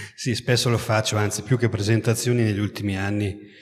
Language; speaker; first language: Italian; native; Italian